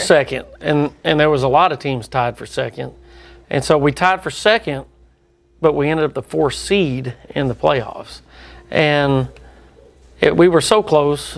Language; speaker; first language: English; native; English